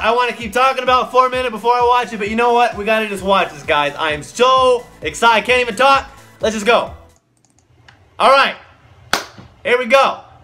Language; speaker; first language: English; native; English